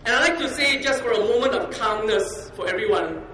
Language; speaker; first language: English; non-native, local second language; Chinese